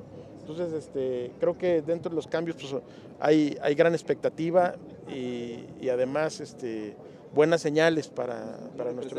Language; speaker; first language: Spanish; native; Spanish